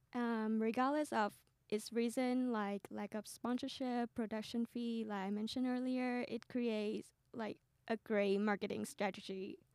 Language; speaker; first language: English; non-native, fluent; Vietnamese